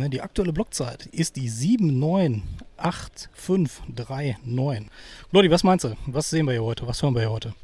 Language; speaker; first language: German; native; German